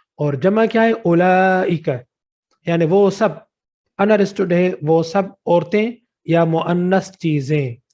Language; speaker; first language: Urdu; non-native, local second language; Sindhi